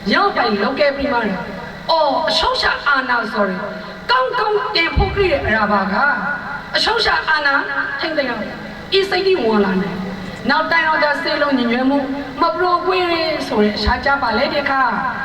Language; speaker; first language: Burmese; native; Burmese